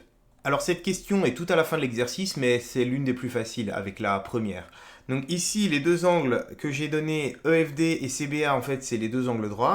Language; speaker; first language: French; native; French